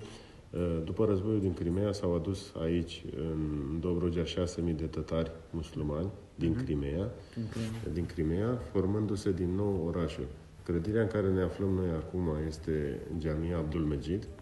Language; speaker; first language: Romanian; non-native, local second language; Crimean Tatar